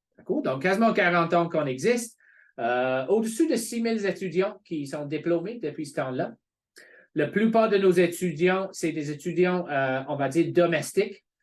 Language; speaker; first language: French; non-native, fluent; English